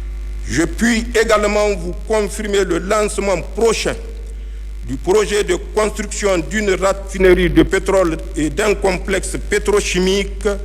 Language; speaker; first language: French; non-native, local second language; Hausa